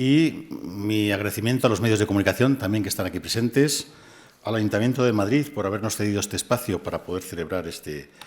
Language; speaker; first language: Spanish; native; Spanish